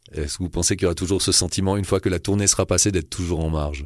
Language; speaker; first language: French; native; French